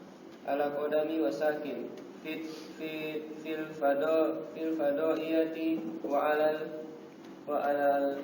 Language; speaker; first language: Arabic; non-native, learner; Indonesian